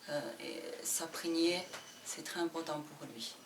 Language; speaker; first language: French; non-native, fluent; Chinese